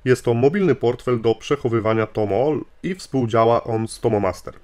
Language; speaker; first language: Polish; native; Polish